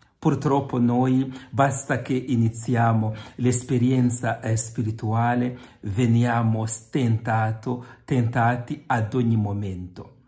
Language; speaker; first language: Italian; non-native, fluent; Kinyarwanda